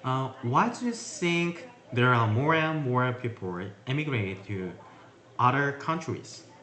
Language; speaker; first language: English; non-native, learner; Korean